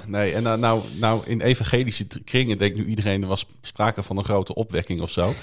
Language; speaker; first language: Dutch; native; Dutch